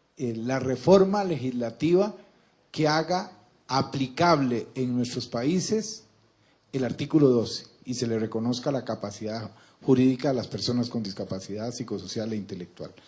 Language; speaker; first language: Spanish; native; Spanish